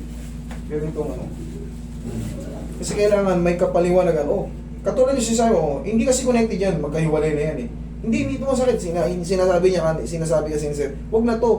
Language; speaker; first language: Filipino; native; Filipino